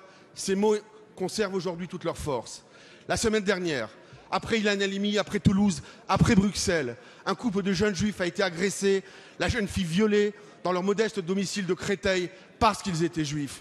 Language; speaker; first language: French; native; French